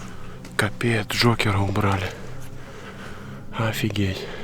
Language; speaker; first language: Russian; native; Russian